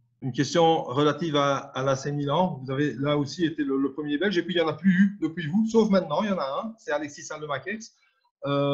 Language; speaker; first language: French; native; French